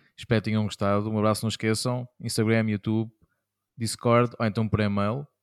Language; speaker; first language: Portuguese; native; Portuguese